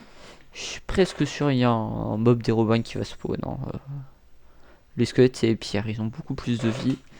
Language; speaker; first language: French; native; French